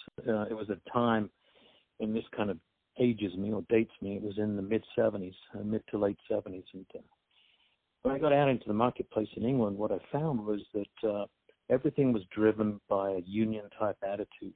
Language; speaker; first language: English; native; English